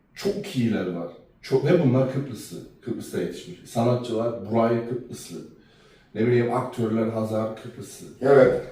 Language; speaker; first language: Turkish; native; Turkish